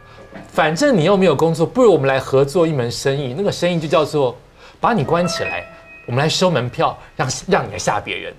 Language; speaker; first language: Chinese; native; Chinese